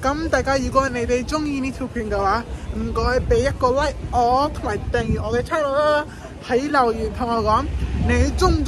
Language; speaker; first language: Cantonese; non-native, fluent; English